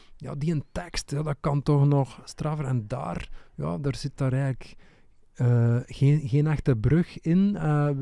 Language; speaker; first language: Dutch; native; Dutch